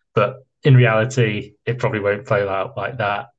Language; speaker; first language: English; native; English